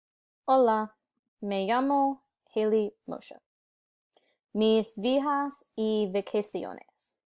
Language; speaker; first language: Spanish; non-native, learner; English